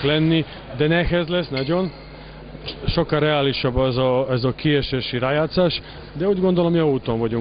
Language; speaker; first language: Hungarian; non-native, learner; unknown